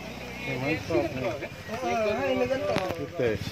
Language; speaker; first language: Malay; non-native, local second language; Achinese